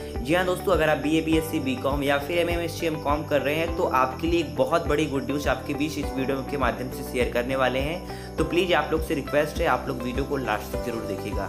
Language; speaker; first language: Hindi; native; Hindi